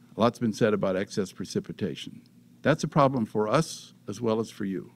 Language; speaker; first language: English; native; English